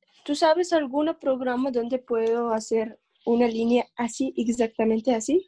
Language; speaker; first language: Spanish; non-native, learner; English